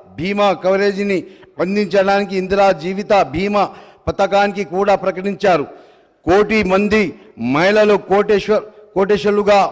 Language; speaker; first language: Telugu; non-native, local second language; Urdu